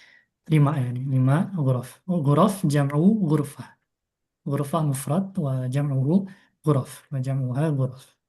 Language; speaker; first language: Arabic; non-native, fluent; Indonesian